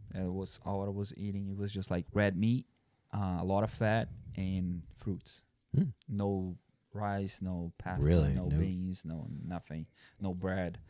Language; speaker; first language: English; non-native, fluent; Portuguese